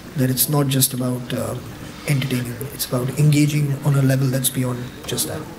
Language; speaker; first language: English; non-native, local second language; Hindi